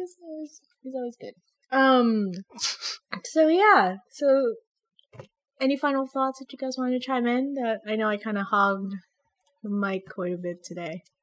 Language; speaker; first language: English; non-native, local second language; Filipino